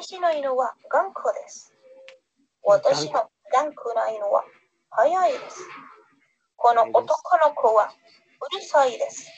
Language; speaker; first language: Japanese; non-native, learner; Spanish